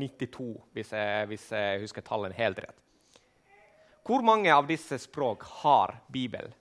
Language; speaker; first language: Norwegian; non-native, fluent; Finnish